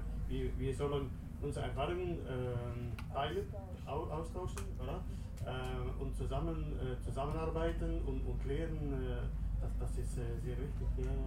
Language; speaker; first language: German; non-native, learner; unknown